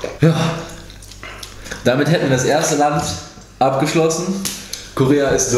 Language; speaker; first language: German; native; German